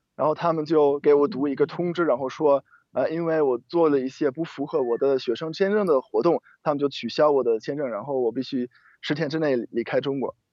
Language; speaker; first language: Chinese; non-native, fluent; German